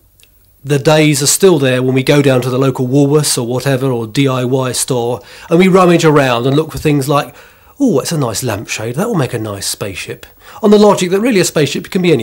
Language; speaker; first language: English; native; English